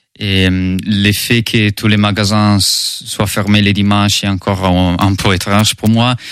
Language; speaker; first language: French; non-native, learner; Italian